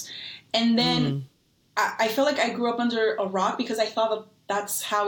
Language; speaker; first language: English; native; English